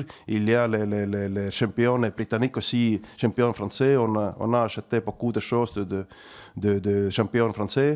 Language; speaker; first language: French; non-native, learner; Estonian